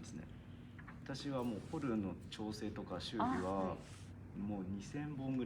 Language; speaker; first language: Japanese; native; Japanese